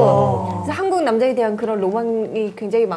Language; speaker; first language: Korean; native; Korean